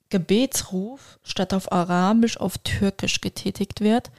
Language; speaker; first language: German; non-native, fluent; Turkish